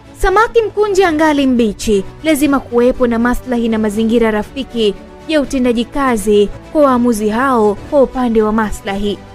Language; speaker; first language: Swahili; native; Swahili